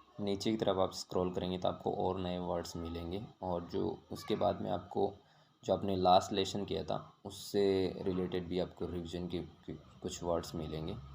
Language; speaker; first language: Hindi; native; Hindi